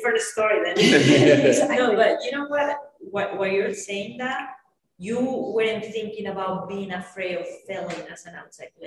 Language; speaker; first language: English; non-native, fluent; Spanish